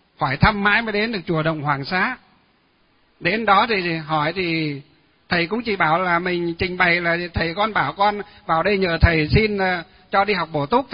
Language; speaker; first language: Vietnamese; non-native, local second language; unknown